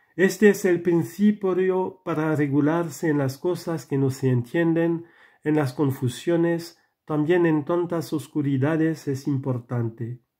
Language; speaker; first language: Spanish; non-native, fluent; French